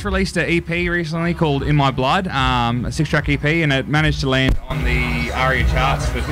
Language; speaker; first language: English; native; English